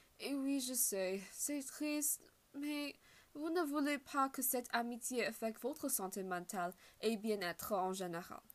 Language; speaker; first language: French; non-native, learner; English